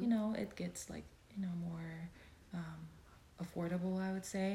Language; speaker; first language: English; non-native, fluent; Korean